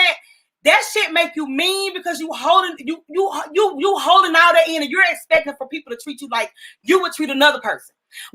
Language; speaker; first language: English; native; English